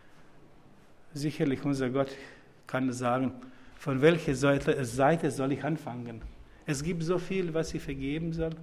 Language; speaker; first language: German; non-native, fluent; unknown